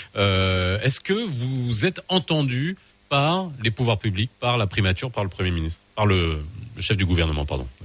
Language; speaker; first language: French; non-native, local second language; Arabic